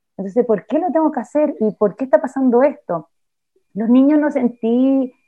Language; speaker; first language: Spanish; native; Spanish